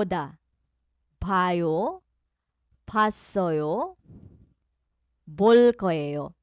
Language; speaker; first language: Korean; non-native, fluent; Filipino